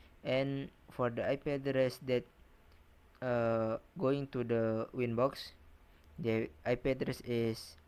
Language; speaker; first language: English; non-native, learner; Indonesian